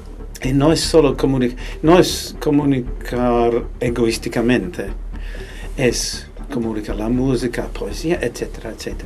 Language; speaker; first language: Spanish; non-native, fluent; English